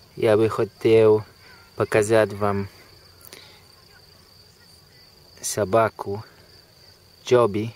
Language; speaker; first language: Russian; non-native, learner; Polish